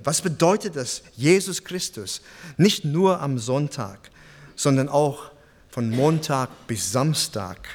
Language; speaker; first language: German; non-native, fluent; English